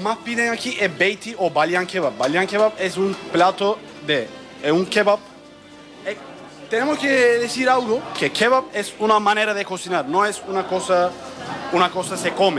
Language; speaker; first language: Spanish; non-native, learner; Turkish